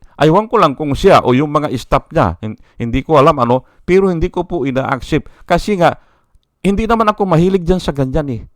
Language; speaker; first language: Filipino; native; Filipino